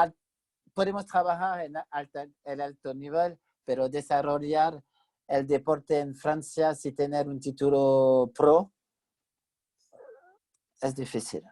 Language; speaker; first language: Spanish; non-native, fluent; French